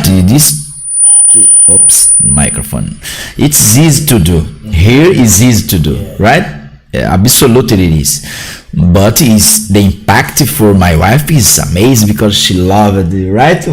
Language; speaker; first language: English; non-native, learner; Portuguese